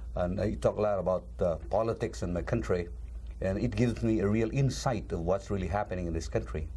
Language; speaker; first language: English; non-native, local second language; Cebuano